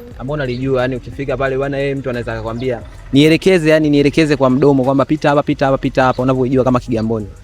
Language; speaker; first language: Swahili; native; Swahili